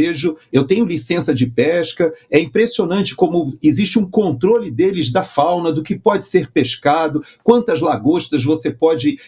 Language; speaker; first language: Portuguese; native; Portuguese